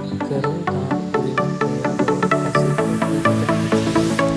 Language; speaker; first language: Korean; non-native, learner; Sinhala